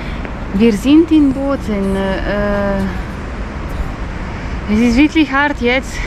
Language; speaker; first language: German; non-native, fluent; Italian